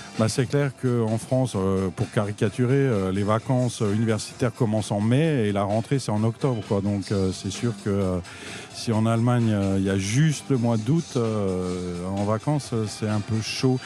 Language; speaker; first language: French; native; French